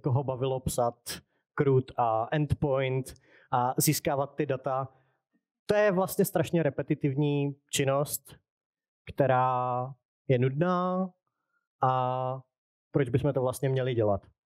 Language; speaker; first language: Czech; native; Czech